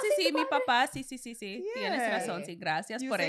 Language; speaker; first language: Spanish; non-native, learner; English